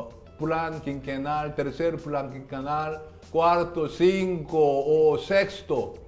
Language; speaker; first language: Spanish; non-native, learner; Korean